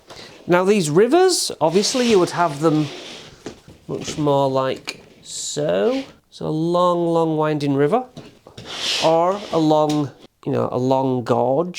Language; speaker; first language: English; native; English